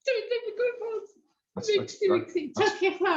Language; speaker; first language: Welsh; non-native, learner; English